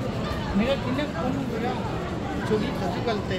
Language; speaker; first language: Korean; non-native, learner; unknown